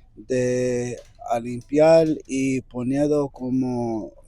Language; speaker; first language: Spanish; early bilingual, other home language; English